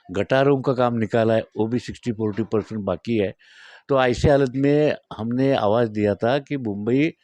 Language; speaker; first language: Hindi; non-native, local second language; Marathi